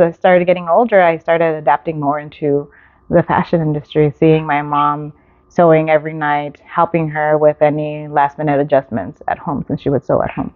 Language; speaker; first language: English; native; English